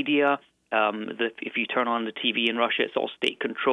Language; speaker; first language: English; native; English